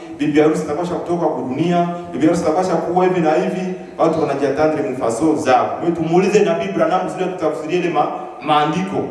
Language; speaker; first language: Swahili; native; Swahili